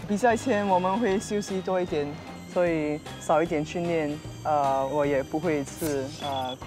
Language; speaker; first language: Chinese; early bilingual, other home language; English